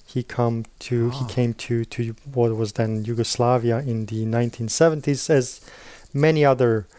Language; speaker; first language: English; non-native, fluent; Slovenian